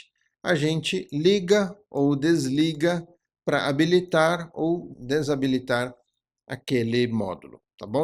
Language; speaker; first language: Portuguese; native; Portuguese